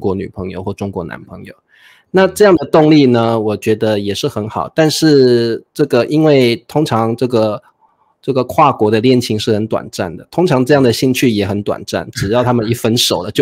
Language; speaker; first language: Chinese; native; Chinese